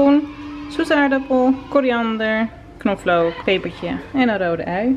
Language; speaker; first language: Dutch; native; Dutch